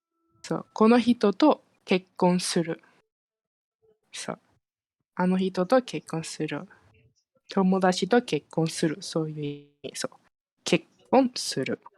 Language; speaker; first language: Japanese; non-native, fluent; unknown